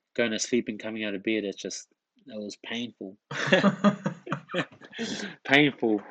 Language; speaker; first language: English; early bilingual, other home language; Tongan